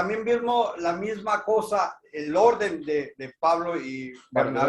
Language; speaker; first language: Spanish; native; Spanish